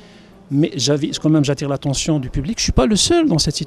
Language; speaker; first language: French; non-native, local second language; Arabic